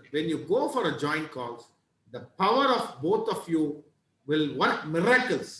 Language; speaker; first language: English; non-native, local second language; Tamil